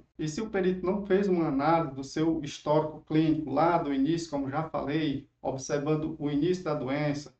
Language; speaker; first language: Portuguese; native; Portuguese